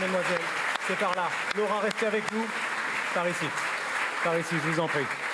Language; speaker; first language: French; native; French